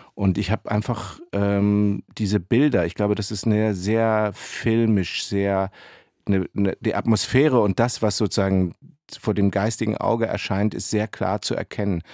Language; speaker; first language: German; native; German